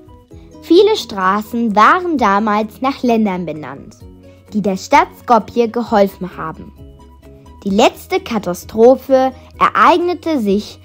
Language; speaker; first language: German; non-native, fluent; Macedonian